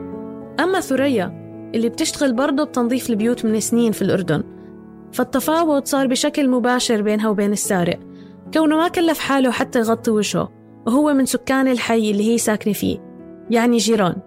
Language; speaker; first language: Arabic; native; Arabic